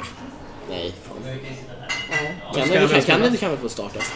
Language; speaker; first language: Swedish; native; Swedish